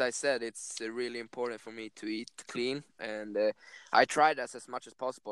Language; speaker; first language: English; non-native, fluent; Swedish